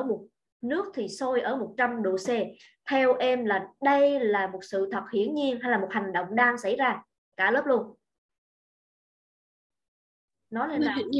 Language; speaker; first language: Vietnamese; native; Vietnamese